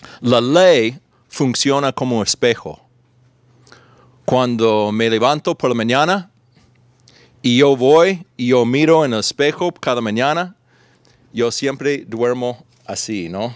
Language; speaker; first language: Spanish; non-native, fluent; English